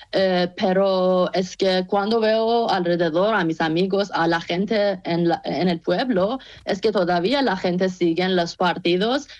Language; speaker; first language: Spanish; non-native, fluent; Persian